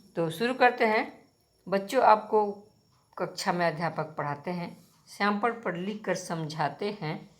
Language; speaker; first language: Hindi; native; Hindi